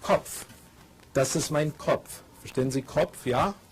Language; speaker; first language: German; non-native, fluent; English